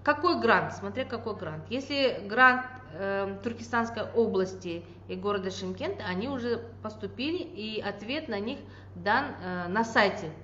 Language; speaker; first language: Russian; non-native, local second language; Kazakh